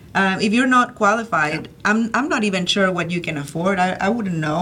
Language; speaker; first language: English; early bilingual, other home language; Spanish